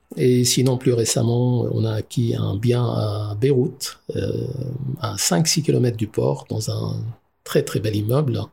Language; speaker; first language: French; non-native, local second language; Arabic